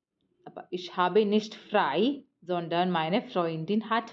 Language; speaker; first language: German; non-native, learner; Malayalam